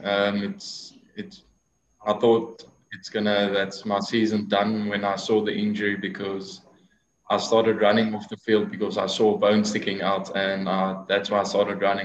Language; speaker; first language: English; non-native, local second language; Afrikaans